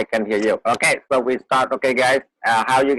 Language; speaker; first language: English; non-native, fluent; Vietnamese